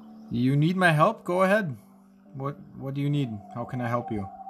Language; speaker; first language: English; non-native, fluent; German